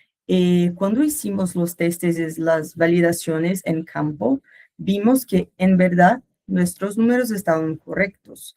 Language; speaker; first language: Spanish; non-native, learner; Portuguese